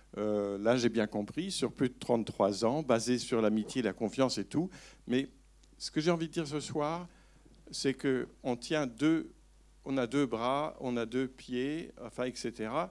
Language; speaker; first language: French; native; French